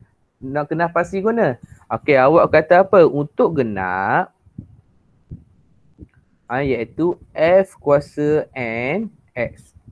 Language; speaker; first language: Malay; native; Malay